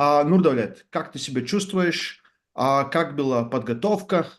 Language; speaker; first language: Russian; non-native, fluent; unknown